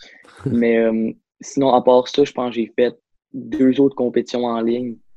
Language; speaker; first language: French; native; French